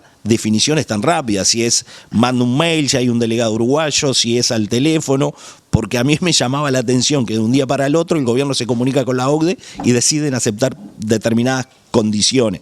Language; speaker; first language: Spanish; native; Spanish